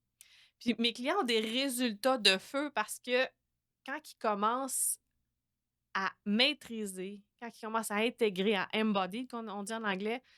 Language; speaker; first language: French; native; French